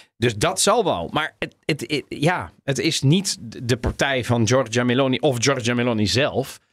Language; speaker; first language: Dutch; native; Dutch